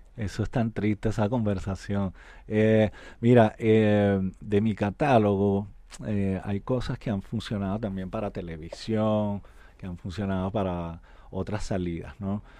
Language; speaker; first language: Spanish; native; Spanish